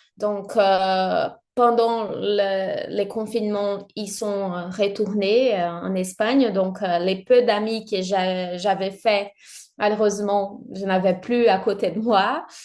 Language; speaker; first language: French; non-native, fluent; Portuguese